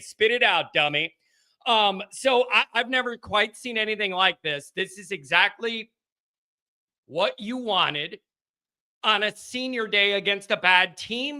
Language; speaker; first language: English; native; English